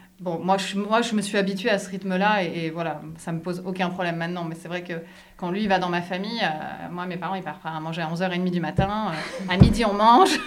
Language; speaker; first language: French; native; French